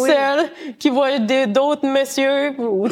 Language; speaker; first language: French; native; French